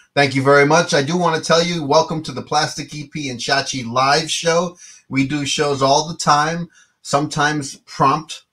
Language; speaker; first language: English; native; English